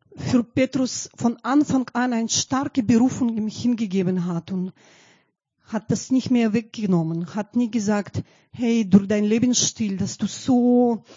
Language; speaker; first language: German; non-native, fluent; Russian